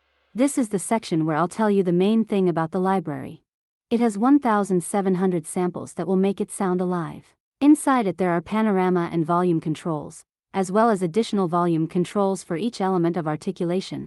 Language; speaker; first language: English; non-native, fluent; Russian